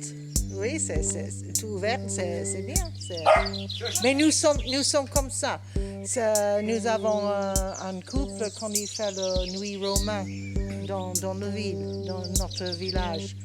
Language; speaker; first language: French; non-native, learner; English